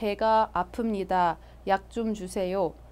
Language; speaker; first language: Korean; non-native, fluent; Arabic